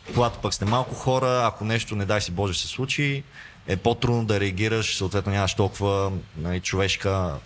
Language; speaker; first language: Bulgarian; native; Bulgarian